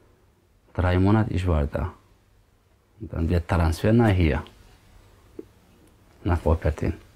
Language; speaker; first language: German; non-native, learner; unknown